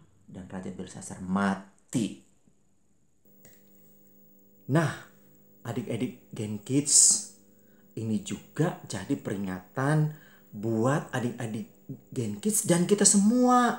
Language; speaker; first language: Malay; native; Malay